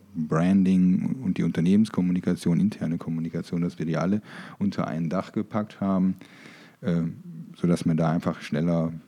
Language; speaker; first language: German; native; German